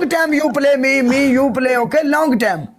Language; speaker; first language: English; non-native, learner; Punjabi